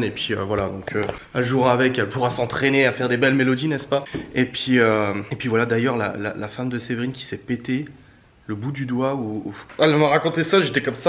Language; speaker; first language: French; native; French